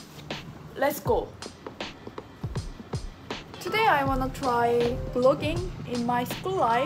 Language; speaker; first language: English; non-native, learner; Korean